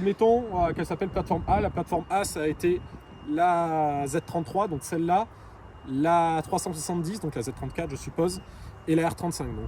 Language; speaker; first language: French; native; French